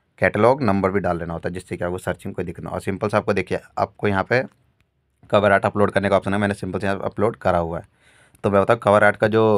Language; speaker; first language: Hindi; native; Hindi